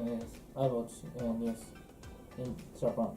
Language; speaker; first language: English; non-native, learner; Japanese